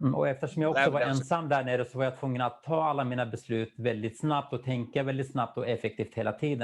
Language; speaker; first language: Swedish; non-native, fluent; Kurdish